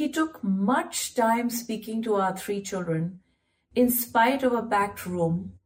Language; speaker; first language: English; non-native, local second language; Hindi